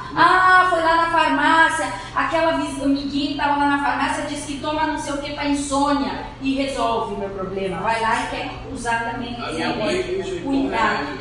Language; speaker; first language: Portuguese; native; Portuguese